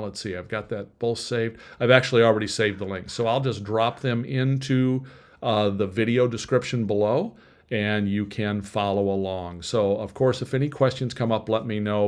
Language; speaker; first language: English; native; English